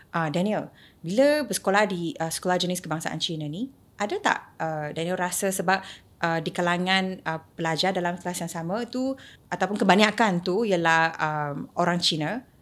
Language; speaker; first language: Malay; non-native, local second language; Chinese